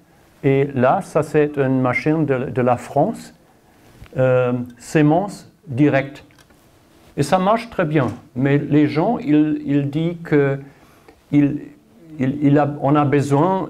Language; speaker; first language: French; non-native, learner; German